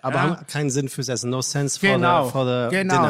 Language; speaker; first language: German; native; German